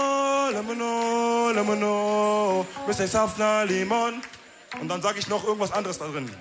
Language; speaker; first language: German; early bilingual, other home language; Wolof